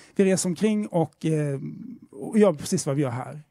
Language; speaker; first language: Swedish; native; Swedish